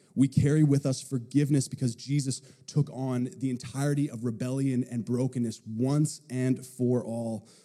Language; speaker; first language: English; native; English